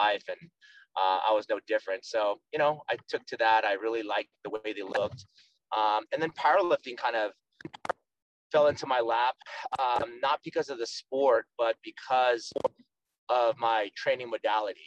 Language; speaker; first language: English; native; English